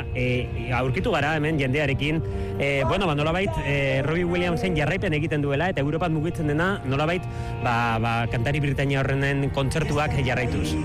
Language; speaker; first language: Basque; native; Basque